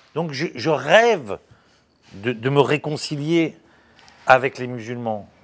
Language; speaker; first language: French; native; French